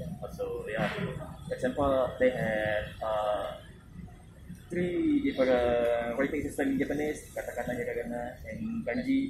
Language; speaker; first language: English; non-native, learner; Indonesian